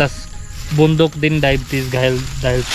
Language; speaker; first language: Filipino; non-native, learner; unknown